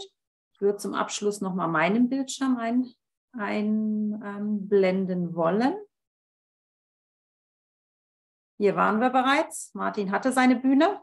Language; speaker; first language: German; native; German